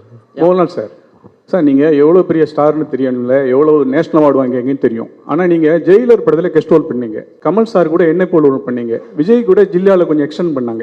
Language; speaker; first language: Tamil; native; Tamil